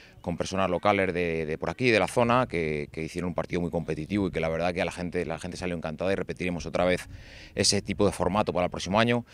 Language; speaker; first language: Spanish; native; Spanish